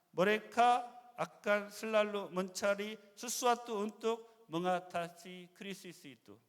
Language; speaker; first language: Malay; non-native, fluent; Korean